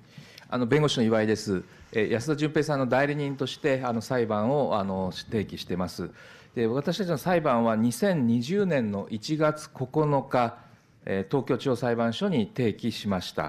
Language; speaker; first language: Japanese; native; Japanese